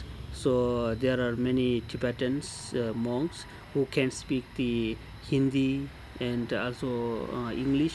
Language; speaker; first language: English; non-native, local second language; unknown